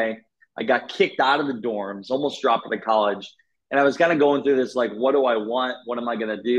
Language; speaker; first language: English; native; English